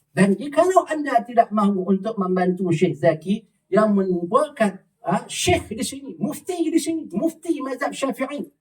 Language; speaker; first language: Malay; native; Malay